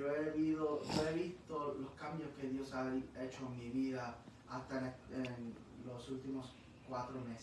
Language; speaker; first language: Spanish; early bilingual, heritage; English